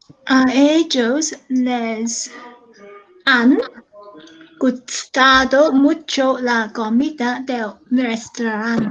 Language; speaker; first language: Spanish; non-native, learner; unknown